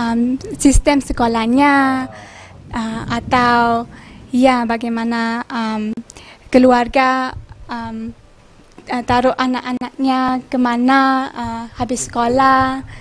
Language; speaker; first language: Indonesian; early bilingual, heritage; Indonesian